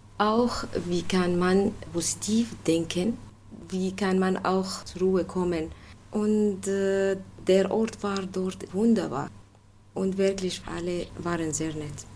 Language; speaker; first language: German; non-native, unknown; Arabic